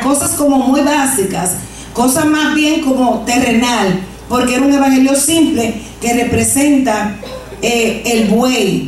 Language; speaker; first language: Spanish; native; Spanish